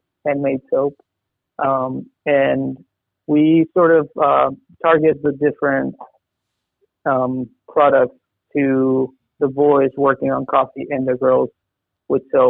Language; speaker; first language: English; early bilingual, other home language; Spanish